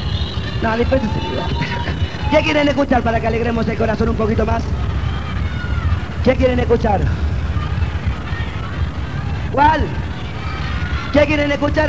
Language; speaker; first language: Spanish; native; Spanish